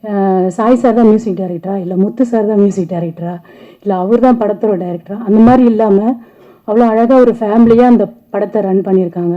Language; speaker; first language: Tamil; native; Tamil